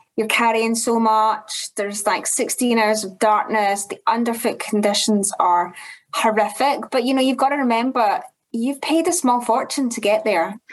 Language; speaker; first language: English; native; English